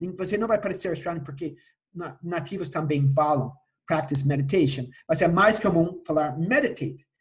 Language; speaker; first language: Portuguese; non-native, fluent; English